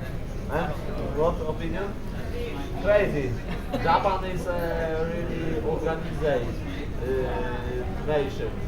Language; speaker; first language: English; non-native, learner; Polish